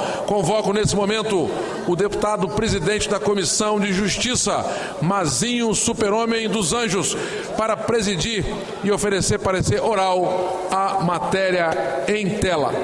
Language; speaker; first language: Portuguese; native; Portuguese